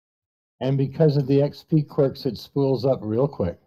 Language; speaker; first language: English; native; English